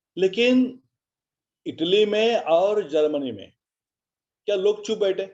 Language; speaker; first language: Hindi; non-native, local second language; Marathi